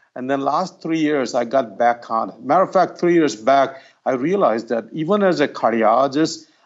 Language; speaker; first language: English; non-native, local second language; Gujarati